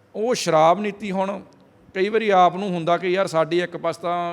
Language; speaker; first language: Punjabi; native; Punjabi